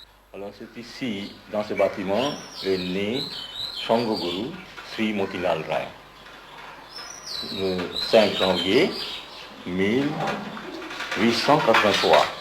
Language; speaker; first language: French; non-native, fluent; Bangla